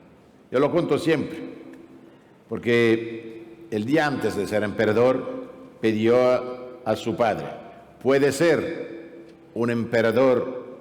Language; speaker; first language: Spanish; non-native, fluent; Italian